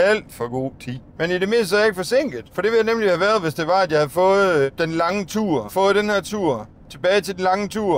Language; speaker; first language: Danish; native; Danish